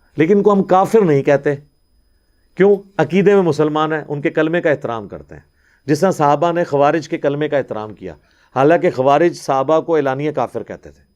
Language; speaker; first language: Urdu; non-native, local second language; Punjabi